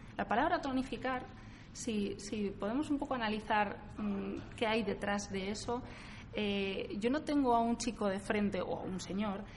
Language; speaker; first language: Spanish; native; Spanish